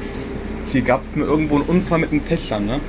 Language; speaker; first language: German; native; German